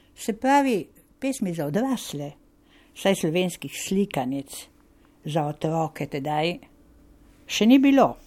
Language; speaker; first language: Slovenian; native; Slovenian